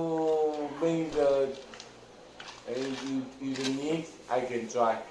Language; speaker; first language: English; non-native, learner; Chinese